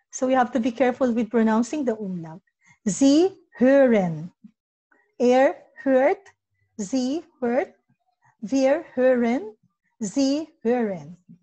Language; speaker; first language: English; non-native, local second language; Filipino